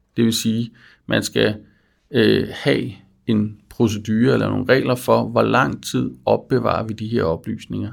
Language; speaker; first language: Danish; native; Danish